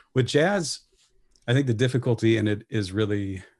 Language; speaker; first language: English; native; English